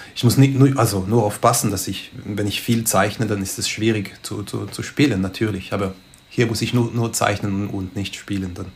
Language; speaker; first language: German; non-native, local second language; French